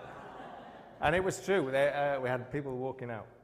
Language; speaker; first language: English; native; English